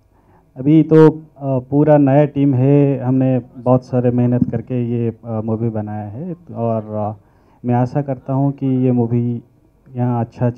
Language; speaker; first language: Hindi; non-native, local second language; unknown